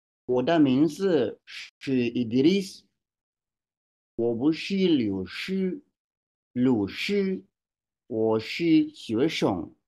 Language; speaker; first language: Chinese; non-native, learner; Swahili